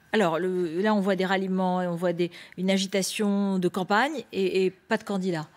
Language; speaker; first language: French; native; French